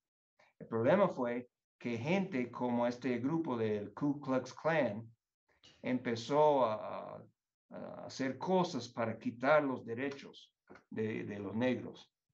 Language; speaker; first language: Spanish; non-native, fluent; English